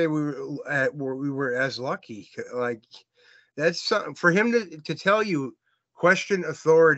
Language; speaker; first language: English; native; English